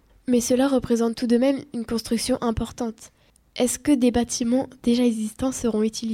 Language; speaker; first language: French; native; French